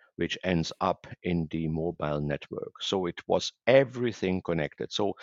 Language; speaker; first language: English; non-native, fluent; German